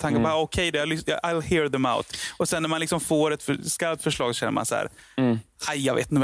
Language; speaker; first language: Swedish; native; Swedish